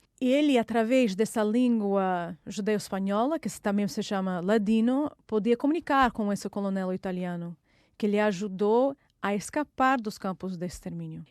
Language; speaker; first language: Portuguese; non-native, fluent; Russian